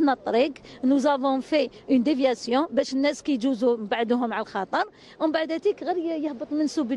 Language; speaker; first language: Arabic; native; Arabic